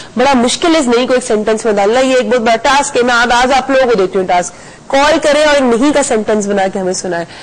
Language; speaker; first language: Urdu; native; Urdu